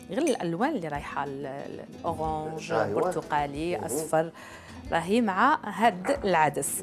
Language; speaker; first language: Arabic; native; Arabic